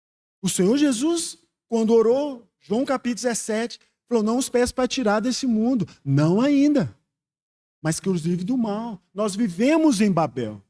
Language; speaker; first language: Portuguese; native; Portuguese